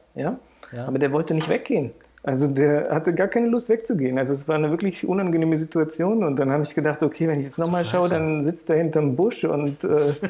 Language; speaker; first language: German; native; German